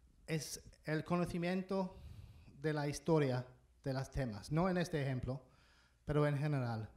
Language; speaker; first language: Spanish; non-native, fluent; English